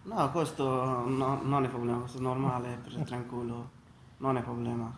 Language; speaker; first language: Italian; non-native, learner; Bangla